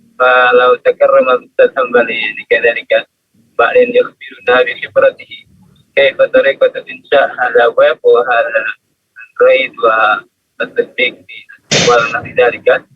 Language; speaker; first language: Arabic; non-native, fluent; Indonesian